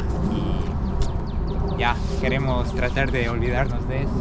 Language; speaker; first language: Spanish; native; Spanish